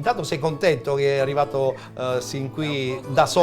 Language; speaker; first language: Italian; native; Italian